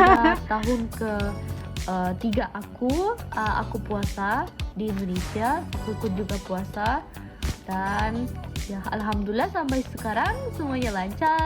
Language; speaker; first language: Indonesian; non-native, fluent; German